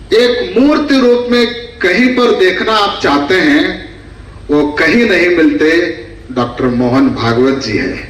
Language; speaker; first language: Hindi; non-native, local second language; Kannada